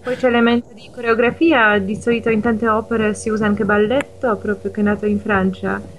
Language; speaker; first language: Italian; non-native, fluent; Polish